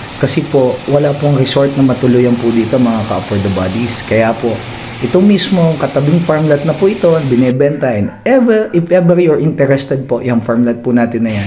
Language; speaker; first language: Filipino; native; Filipino